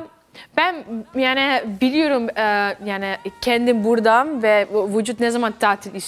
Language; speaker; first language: Turkish; early bilingual, heritage; Dutch